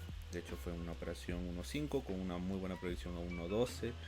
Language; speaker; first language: Spanish; native; Spanish